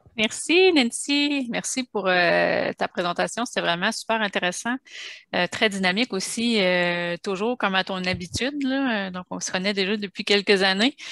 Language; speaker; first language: French; native; French